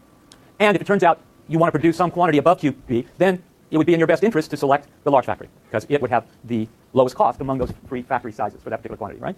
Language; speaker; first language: English; native; English